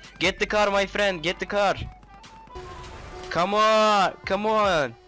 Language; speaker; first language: English; non-native, learner; Turkish